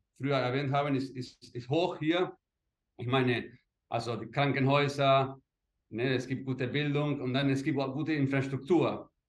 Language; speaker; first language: German; early bilingual, heritage; Spanish